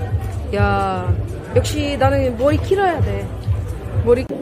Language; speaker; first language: Korean; non-native, fluent; Arabic